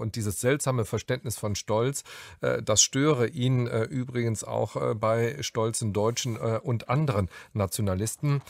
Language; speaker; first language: German; native; German